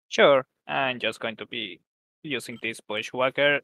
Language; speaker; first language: English; native; English